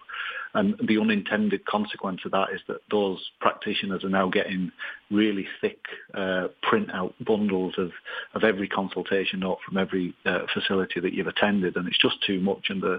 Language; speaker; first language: English; native; English